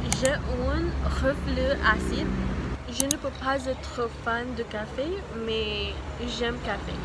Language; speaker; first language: French; non-native, learner; Filipino